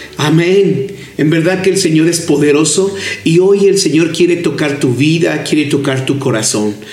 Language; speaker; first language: Spanish; native; Spanish